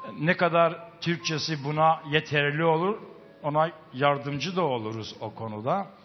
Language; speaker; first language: Turkish; native; Turkish